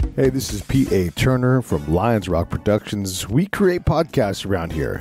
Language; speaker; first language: English; native; English